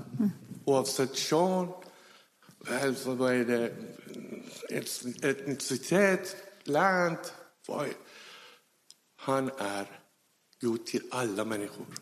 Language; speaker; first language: Swedish; non-native, fluent; Persian